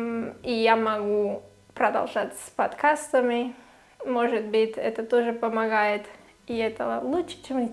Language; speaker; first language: Russian; non-native, learner; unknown